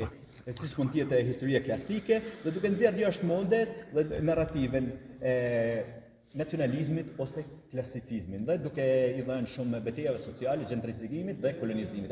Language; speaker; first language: Albanian; native; Albanian